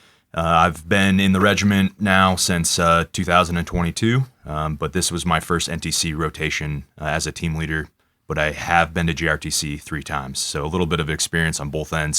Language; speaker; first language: English; native; English